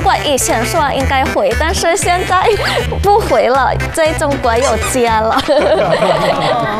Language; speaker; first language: Chinese; non-native, fluent; Thai